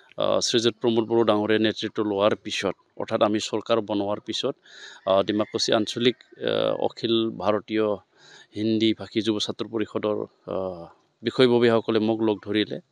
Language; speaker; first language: Assamese; non-native, local second language; Bodo